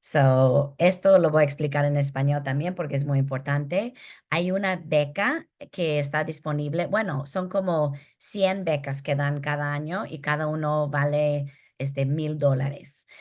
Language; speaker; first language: Spanish; early bilingual, heritage; Spanish